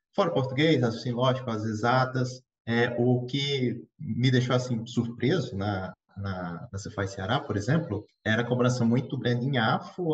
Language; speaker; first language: Portuguese; native; Portuguese